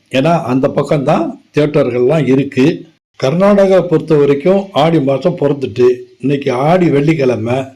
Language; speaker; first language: Tamil; native; Tamil